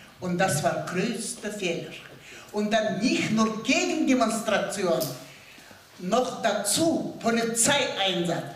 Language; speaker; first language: German; non-native, learner; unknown